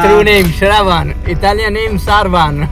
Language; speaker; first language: English; non-native, learner; Italian